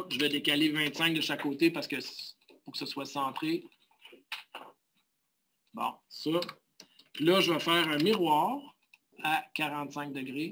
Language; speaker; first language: French; native; French